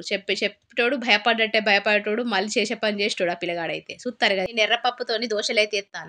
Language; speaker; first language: Telugu; native; Telugu